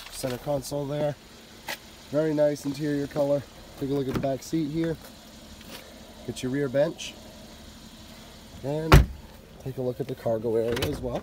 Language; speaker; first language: English; native; English